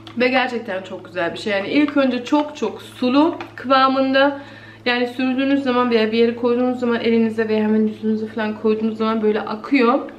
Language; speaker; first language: Turkish; early bilingual, heritage; Turkish